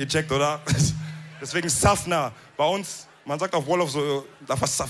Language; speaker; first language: German; early bilingual, other home language; Wolof